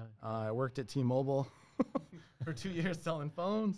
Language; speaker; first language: English; early bilingual, other home language; Spanish